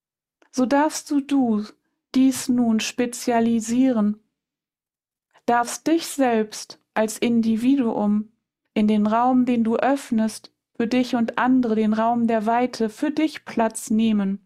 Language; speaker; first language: German; native; German